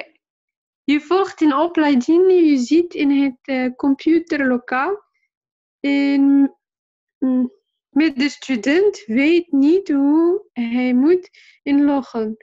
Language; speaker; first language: Dutch; non-native, learner; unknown